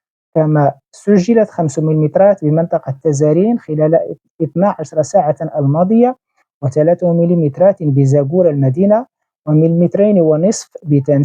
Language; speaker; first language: Arabic; native; Arabic